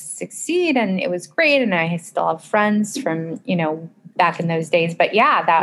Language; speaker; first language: English; early bilingual, other home language; Spanish